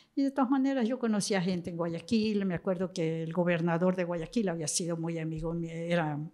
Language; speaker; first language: Spanish; native; Spanish